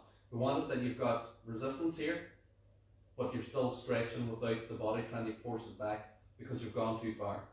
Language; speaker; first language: English; native; English